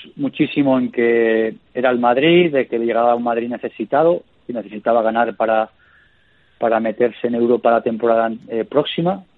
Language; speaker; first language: Spanish; native; Spanish